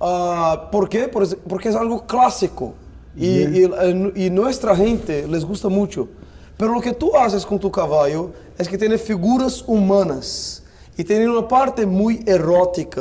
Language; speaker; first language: Spanish; non-native, fluent; Portuguese